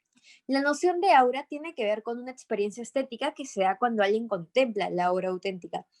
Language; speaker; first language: Spanish; native; Spanish